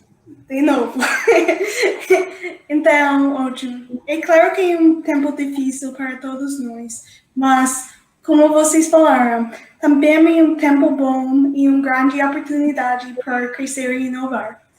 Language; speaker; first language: Portuguese; non-native, fluent; English